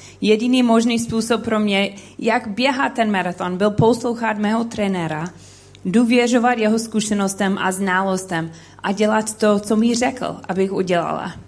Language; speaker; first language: Czech; non-native, learner; English